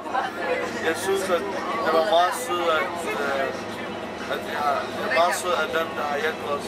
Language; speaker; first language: Danish; early bilingual, other home language; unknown